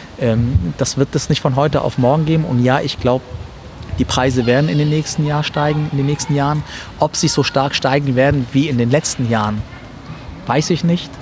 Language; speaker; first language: German; early bilingual, other home language; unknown